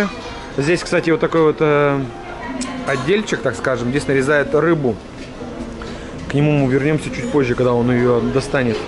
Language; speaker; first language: Russian; native; Russian